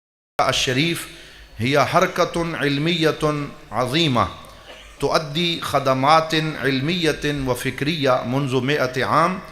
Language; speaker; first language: Arabic; non-native, fluent; Urdu